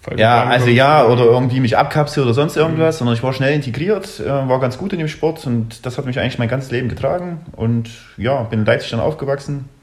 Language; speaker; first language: German; early bilingual, other home language; Russian